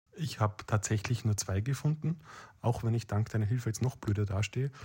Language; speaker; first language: German; native; German